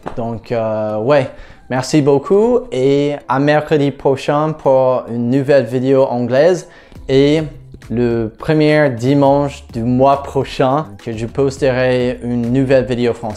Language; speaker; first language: French; non-native, fluent; English